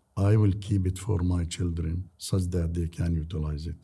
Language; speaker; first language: English; non-native, fluent; Arabic